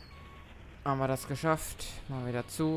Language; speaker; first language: German; native; German